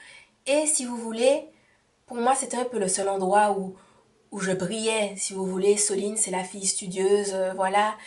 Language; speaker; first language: French; native; French